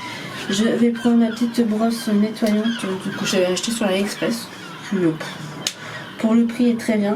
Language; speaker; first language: French; native; French